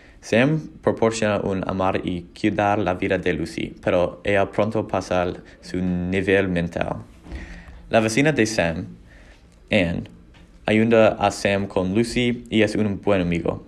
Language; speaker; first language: Spanish; non-native, learner; English